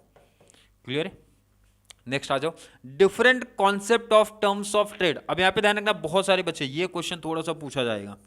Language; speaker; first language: Hindi; native; Hindi